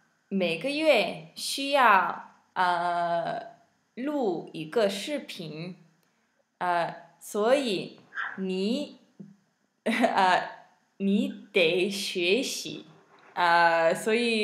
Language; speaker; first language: Chinese; non-native, learner; English